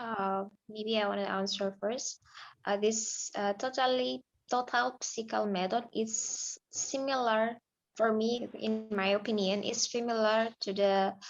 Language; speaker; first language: English; non-native, learner; Indonesian